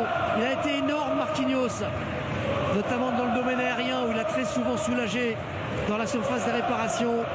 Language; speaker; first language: French; native; French